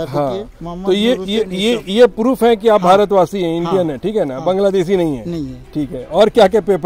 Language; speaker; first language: Hindi; native; Hindi